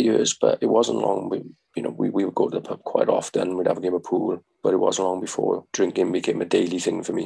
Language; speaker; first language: English; native; English